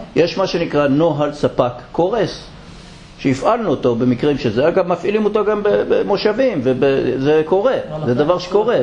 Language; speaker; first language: Hebrew; native; Hebrew